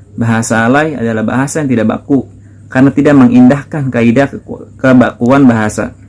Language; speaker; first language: Indonesian; native; Indonesian